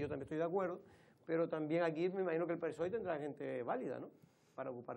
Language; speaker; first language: Spanish; native; Spanish